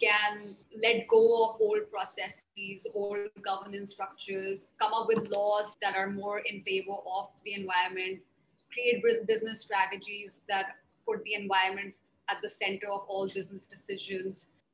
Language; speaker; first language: English; non-native, local second language; Hindi